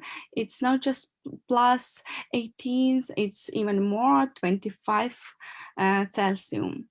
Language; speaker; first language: English; non-native, learner; Ukrainian